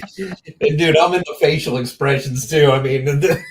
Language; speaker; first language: English; native; English